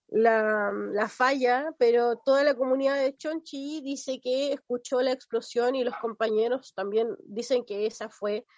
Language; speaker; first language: Spanish; native; Spanish